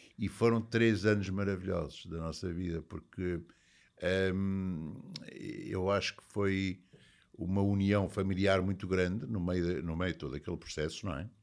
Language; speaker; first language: Portuguese; native; Portuguese